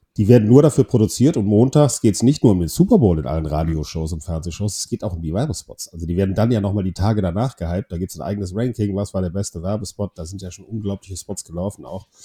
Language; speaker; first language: German; non-native, fluent; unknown